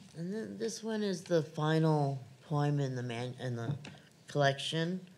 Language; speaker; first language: English; native; English